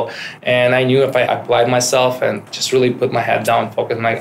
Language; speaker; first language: English; non-native, fluent; Ukrainian